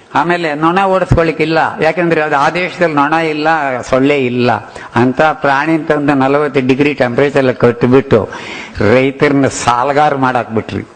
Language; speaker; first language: Kannada; non-native, local second language; Telugu